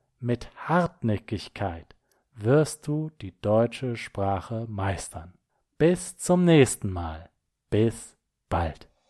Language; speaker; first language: German; native; German